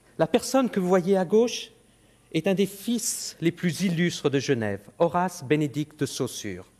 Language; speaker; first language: French; native; French